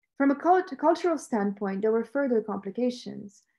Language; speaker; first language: English; non-native, fluent; Romanian